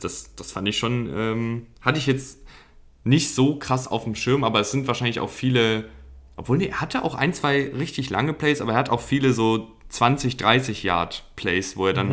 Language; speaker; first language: German; native; German